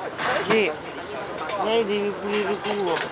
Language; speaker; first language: Italian; non-native, learner; Bulgarian